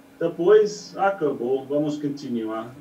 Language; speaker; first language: Portuguese; non-native, learner; English